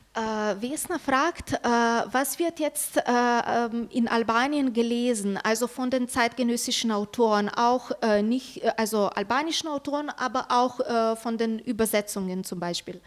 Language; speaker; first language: German; non-native, fluent; Slovenian